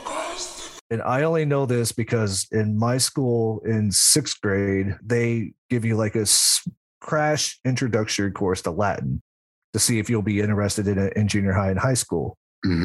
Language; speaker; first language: English; native; English